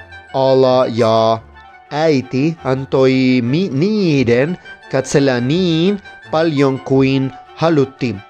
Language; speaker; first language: Finnish; non-native, learner; Spanish